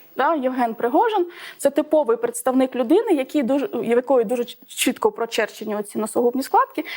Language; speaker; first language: Ukrainian; non-native, local second language; Russian